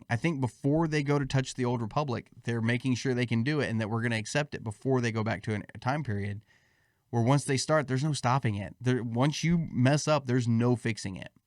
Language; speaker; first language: English; native; English